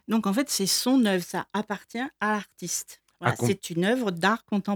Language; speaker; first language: French; native; French